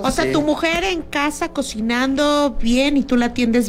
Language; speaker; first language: Spanish; native; Spanish